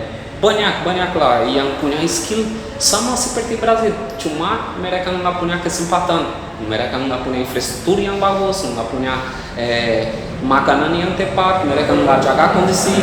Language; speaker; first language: Indonesian; non-native, fluent; Portuguese